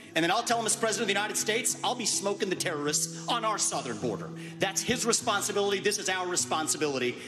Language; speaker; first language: English; native; English